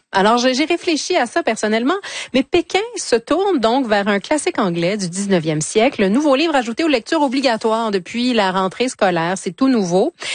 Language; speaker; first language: French; native; French